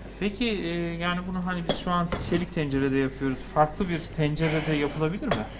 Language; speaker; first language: Turkish; native; Turkish